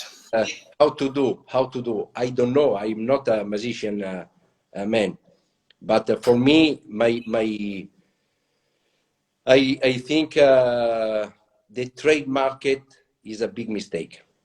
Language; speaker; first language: English; non-native, learner; Italian